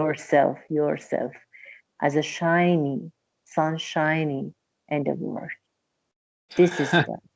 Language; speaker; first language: English; non-native, learner; Persian